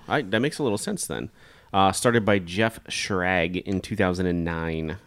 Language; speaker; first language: English; native; English